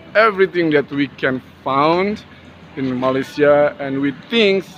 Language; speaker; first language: English; non-native, fluent; Indonesian